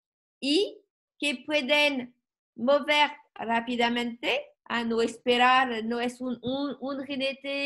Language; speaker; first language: Spanish; non-native, learner; French